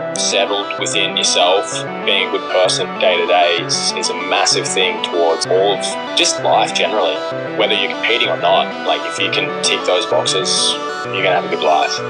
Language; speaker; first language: English; native; English